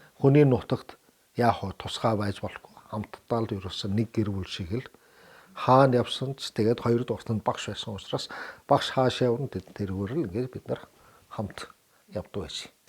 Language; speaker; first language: Mongolian; early bilingual, heritage; Mongolian